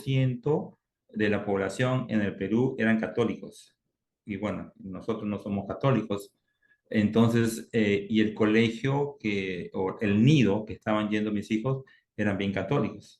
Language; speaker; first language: Spanish; native; Spanish